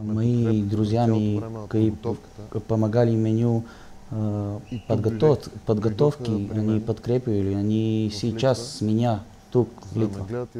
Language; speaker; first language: Russian; non-native, learner; Bulgarian